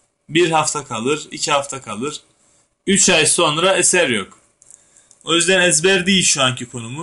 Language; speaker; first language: Turkish; native; Turkish